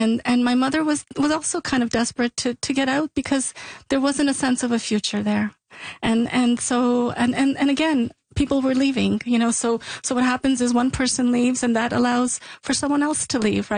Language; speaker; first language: English; early bilingual, other home language; Sicilian